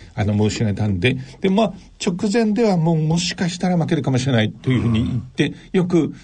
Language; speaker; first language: Japanese; native; Japanese